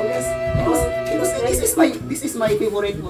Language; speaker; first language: English; non-native, learner; Filipino